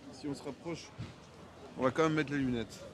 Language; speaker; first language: French; native; French